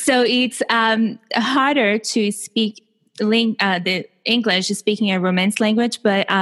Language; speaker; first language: English; non-native, fluent; Portuguese